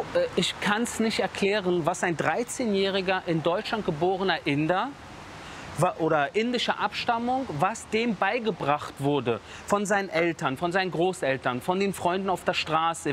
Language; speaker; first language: German; early bilingual, other home language; Persian